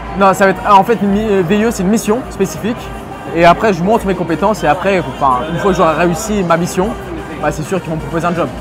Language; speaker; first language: French; native; French